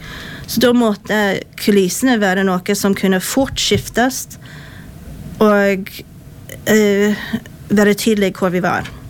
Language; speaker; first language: Norwegian; non-native, fluent; English